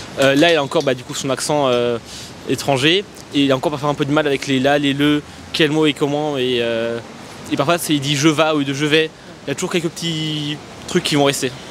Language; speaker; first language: French; early bilingual, other home language; Spanish